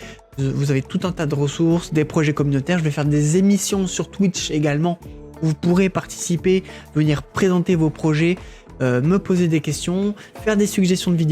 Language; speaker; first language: French; native; French